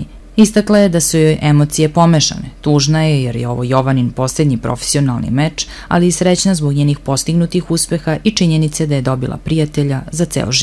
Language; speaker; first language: Serbian; native; Serbian